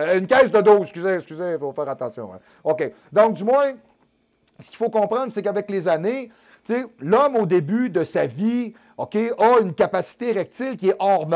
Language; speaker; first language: French; native; French